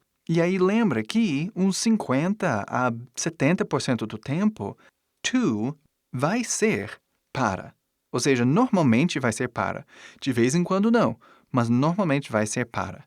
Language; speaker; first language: Portuguese; non-native, fluent; English